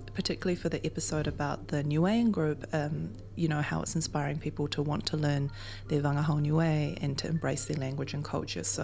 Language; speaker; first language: English; native; English